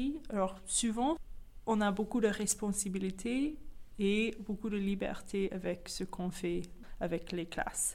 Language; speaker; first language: French; non-native, fluent; English